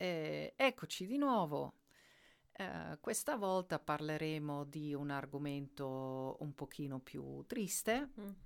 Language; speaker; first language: Italian; non-native, fluent; Dutch